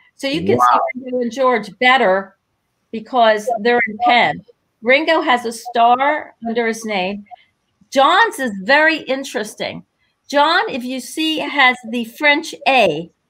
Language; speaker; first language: English; native; English